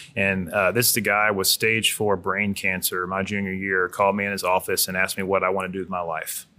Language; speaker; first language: English; native; English